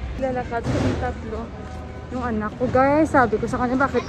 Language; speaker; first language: Filipino; native; Filipino